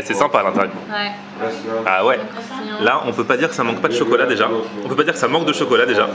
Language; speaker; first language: French; native; French